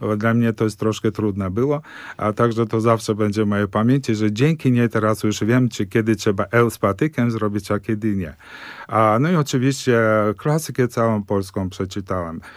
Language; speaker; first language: Polish; early bilingual, heritage; Polish